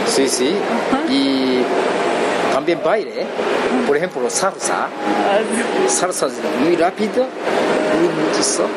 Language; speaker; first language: Spanish; non-native, learner; Japanese